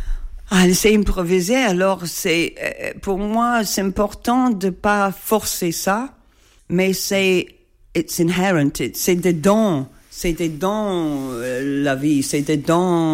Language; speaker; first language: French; non-native, learner; English